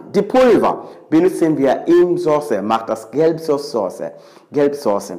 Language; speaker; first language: German; non-native, fluent; Swahili